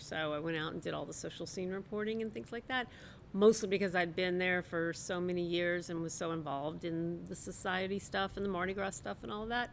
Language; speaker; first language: English; native; English